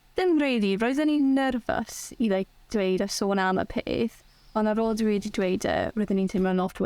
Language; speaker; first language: Welsh; non-native, local second language; English